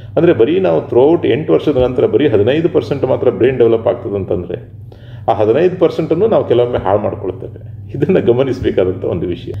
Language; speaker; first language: Kannada; native; Kannada